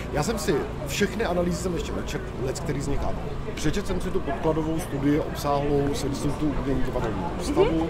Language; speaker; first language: Czech; native; Czech